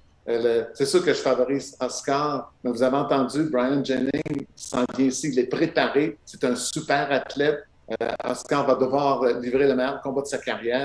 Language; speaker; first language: French; native; French